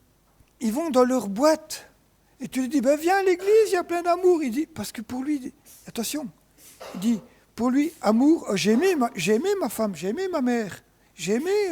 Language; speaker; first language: French; native; French